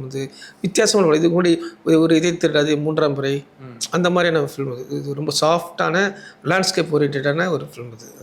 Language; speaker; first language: Tamil; native; Tamil